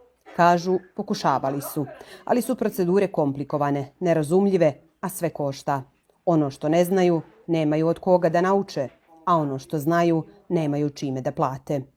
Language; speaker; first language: Bosnian; native; Bosnian